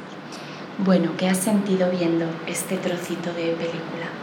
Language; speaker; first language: Spanish; native; Spanish